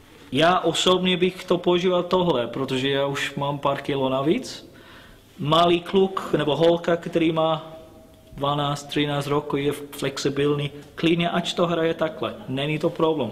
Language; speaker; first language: Czech; non-native, learner; English